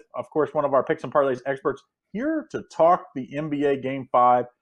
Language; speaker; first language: English; native; English